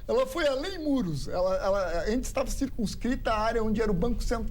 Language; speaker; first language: Portuguese; native; Portuguese